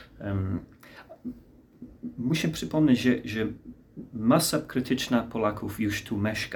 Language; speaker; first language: Polish; non-native, learner; English